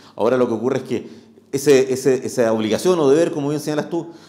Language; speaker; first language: Spanish; native; Spanish